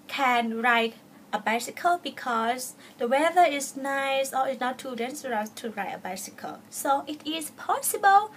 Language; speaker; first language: English; non-native, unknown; Thai